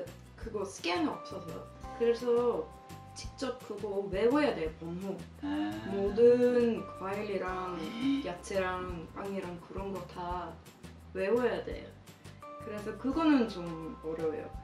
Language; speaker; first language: Korean; non-native, fluent; Swedish